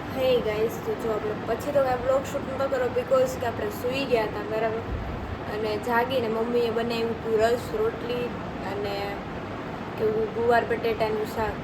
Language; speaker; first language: Gujarati; native; Gujarati